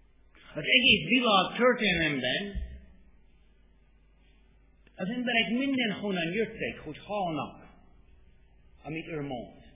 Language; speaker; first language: Hungarian; non-native, fluent; English